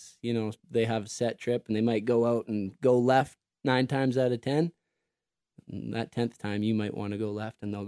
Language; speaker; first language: English; native; English